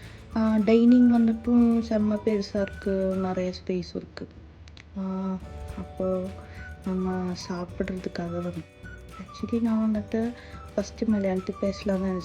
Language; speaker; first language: Tamil; non-native, local second language; Malayalam